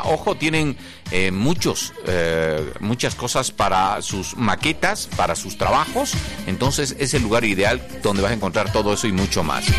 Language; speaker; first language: Spanish; native; Spanish